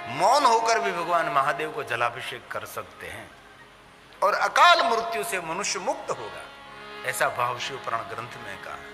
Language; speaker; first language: Hindi; non-native, local second language; Gujarati